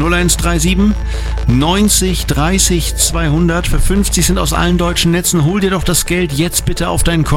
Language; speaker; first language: German; native; German